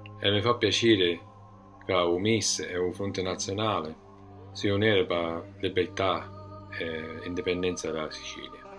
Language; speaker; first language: Italian; early bilingual, heritage; Italian